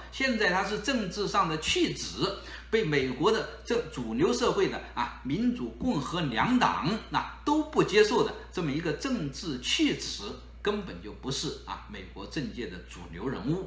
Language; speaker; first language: Chinese; native; Chinese